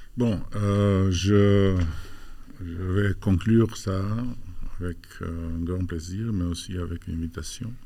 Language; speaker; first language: French; non-native, fluent; Albanian